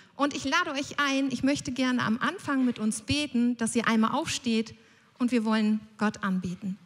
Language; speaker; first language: German; native; German